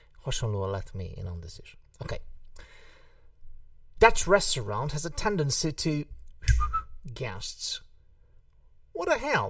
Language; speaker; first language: English; non-native, fluent; Hungarian